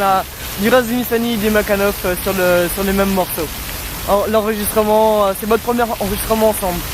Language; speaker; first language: French; native; French